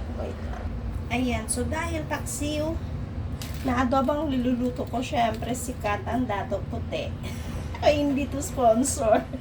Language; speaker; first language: Filipino; non-native, local second language; Cebuano